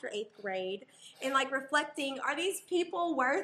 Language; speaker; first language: English; native; English